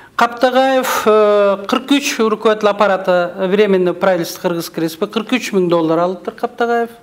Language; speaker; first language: Russian; non-native, local second language; Kyrgyz